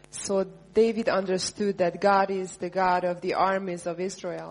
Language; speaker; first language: English; non-native, fluent; Hungarian